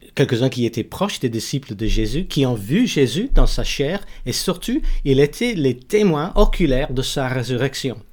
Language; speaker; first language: French; non-native, fluent; English